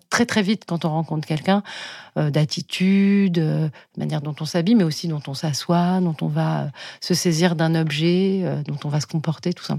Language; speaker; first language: French; native; French